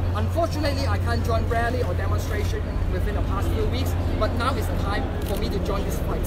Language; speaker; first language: English; non-native, local second language; Cantonese